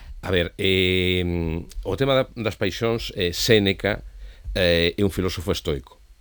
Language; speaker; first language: Galician; native; Galician